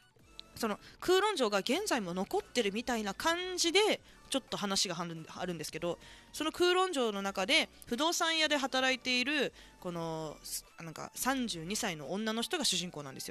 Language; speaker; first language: Japanese; native; Japanese